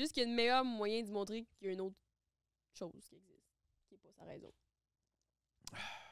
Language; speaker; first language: French; native; French